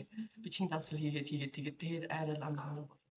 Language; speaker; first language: Mongolian; non-native, fluent; English